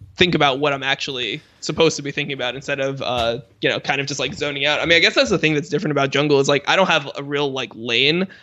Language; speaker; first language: English; native; English